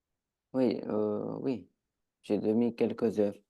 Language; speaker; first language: French; non-native, learner; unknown